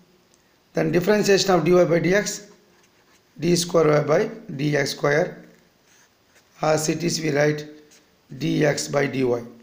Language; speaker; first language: English; non-native, local second language; Tamil